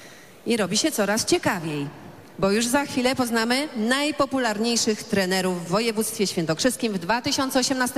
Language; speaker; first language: Polish; native; Polish